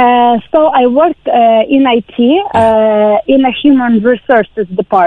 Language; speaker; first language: English; non-native, learner; Ukrainian